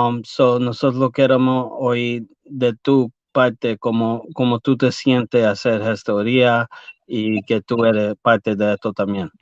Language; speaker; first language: Spanish; early bilingual, heritage; English